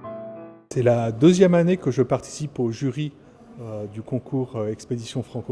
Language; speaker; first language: French; native; French